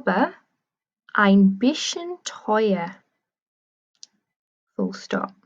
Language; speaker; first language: German; non-native, fluent; English